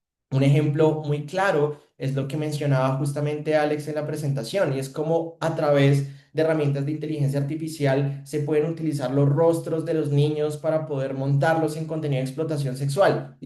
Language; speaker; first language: Spanish; native; Spanish